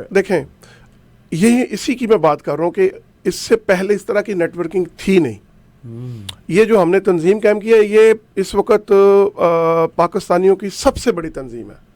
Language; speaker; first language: Urdu; native; Urdu